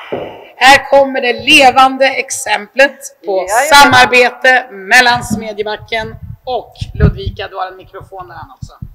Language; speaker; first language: Swedish; native; Swedish